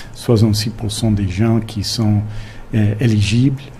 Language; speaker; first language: French; non-native, fluent; English